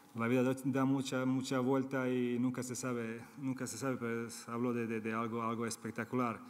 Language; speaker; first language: Spanish; non-native, fluent; Serbian